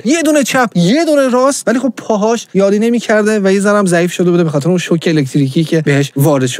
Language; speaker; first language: Persian; native; Persian